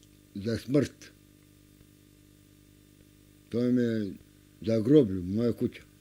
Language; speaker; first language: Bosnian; non-native, local second language; Romanian